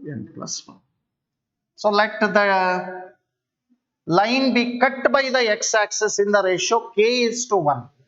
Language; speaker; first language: English; non-native, local second language; Kannada